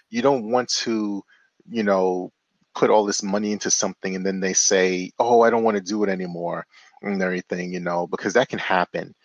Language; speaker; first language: English; native; English